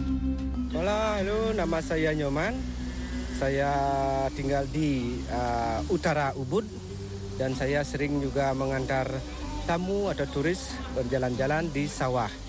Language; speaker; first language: Indonesian; non-native, local second language; Balinese